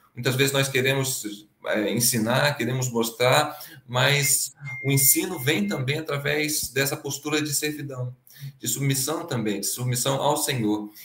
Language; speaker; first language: Portuguese; native; Portuguese